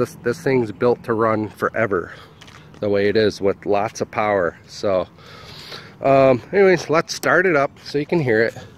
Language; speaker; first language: English; native; English